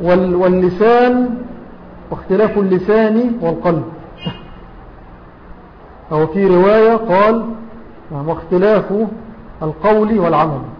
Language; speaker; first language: Arabic; native; Arabic